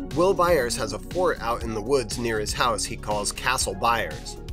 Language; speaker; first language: English; native; English